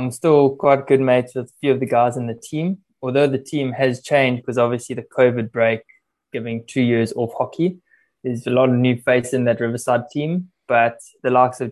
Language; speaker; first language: English; native; English